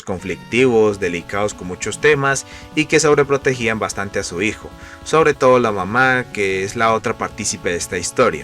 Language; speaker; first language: Spanish; native; Spanish